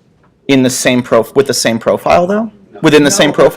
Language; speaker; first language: English; native; English